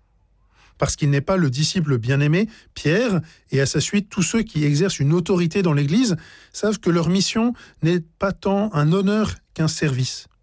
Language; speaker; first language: French; native; French